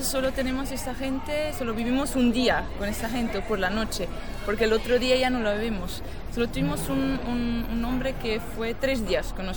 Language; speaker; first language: Spanish; non-native, fluent; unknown